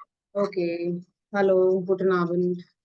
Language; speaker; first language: German; non-native, fluent; Hindi